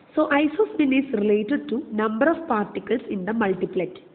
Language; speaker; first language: English; non-native, local second language; Malayalam